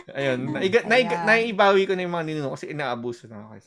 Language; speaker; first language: Filipino; early bilingual, other home language; Japanese